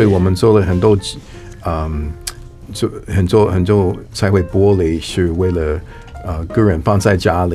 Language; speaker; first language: Chinese; non-native, fluent; English